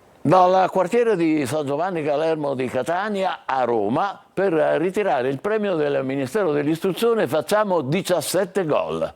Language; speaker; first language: Italian; native; Italian